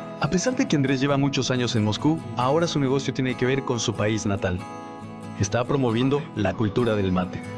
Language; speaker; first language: Spanish; native; Spanish